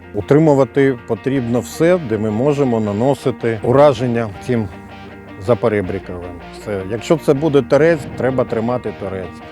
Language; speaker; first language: Ukrainian; early bilingual, other home language; Russian